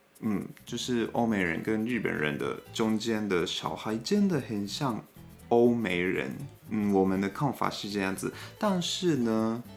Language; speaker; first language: Chinese; non-native, fluent; Japanese